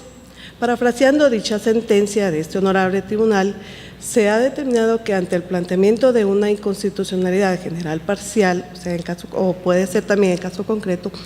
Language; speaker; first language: Spanish; native; Spanish